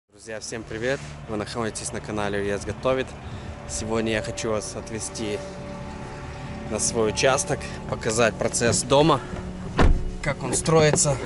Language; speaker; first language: Russian; native; Russian